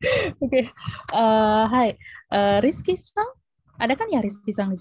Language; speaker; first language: Indonesian; native; Indonesian